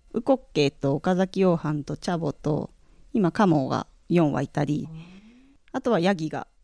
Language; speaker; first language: Japanese; native; Japanese